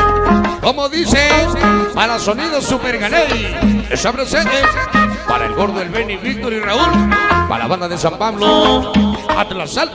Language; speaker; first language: Spanish; native; Spanish